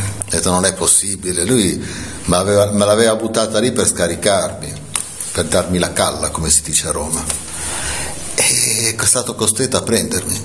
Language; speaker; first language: Italian; native; Italian